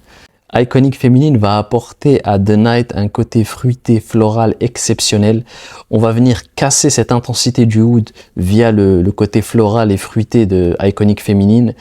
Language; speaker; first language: French; native; French